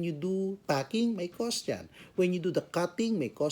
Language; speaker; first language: English; non-native, local second language; Filipino